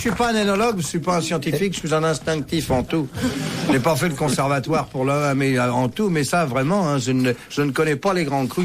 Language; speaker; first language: French; native; French